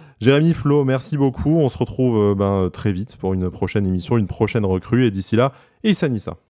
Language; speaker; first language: French; native; French